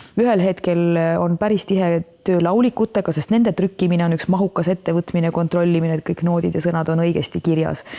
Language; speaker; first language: Estonian; native; Estonian